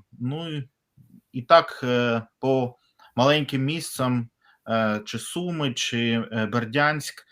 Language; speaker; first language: Ukrainian; non-native, fluent; Russian